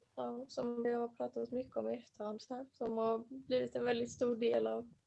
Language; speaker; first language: Swedish; native; Swedish